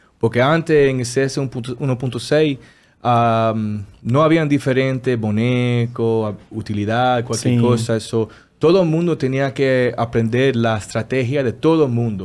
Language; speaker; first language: Spanish; non-native, learner; Portuguese